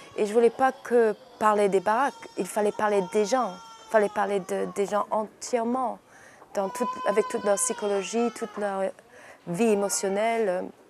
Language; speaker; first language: French; early bilingual, heritage; English